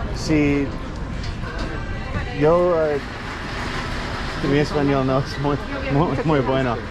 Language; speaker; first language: Spanish; non-native, learner; English